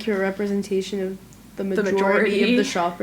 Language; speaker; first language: English; native; English